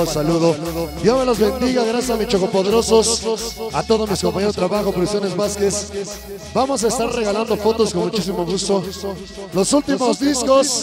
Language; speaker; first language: Spanish; native; Spanish